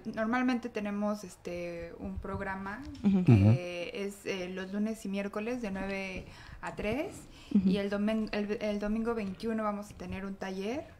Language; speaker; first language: Spanish; native; Spanish